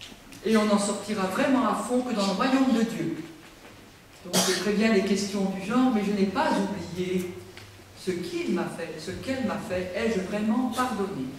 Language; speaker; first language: French; native; French